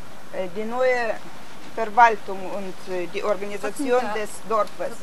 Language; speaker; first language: German; non-native, fluent; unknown